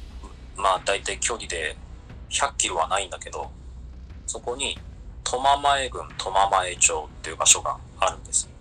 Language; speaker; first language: Japanese; native; Japanese